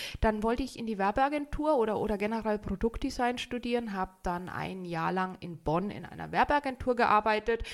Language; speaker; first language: German; native; German